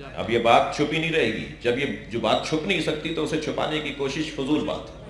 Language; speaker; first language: Urdu; native; Urdu